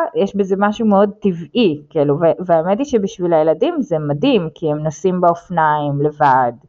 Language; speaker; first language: Hebrew; native; Hebrew